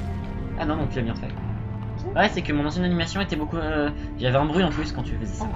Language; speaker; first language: French; native; French